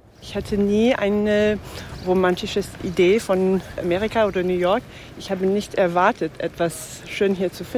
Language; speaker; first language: German; non-native, fluent; English